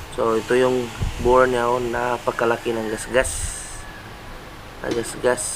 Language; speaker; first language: Filipino; native; Filipino